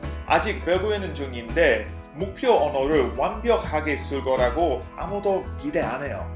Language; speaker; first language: Korean; non-native, fluent; English